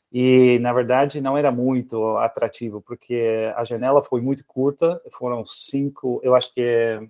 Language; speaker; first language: Portuguese; non-native, fluent; Dutch